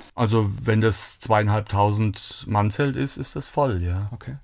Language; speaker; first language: German; native; German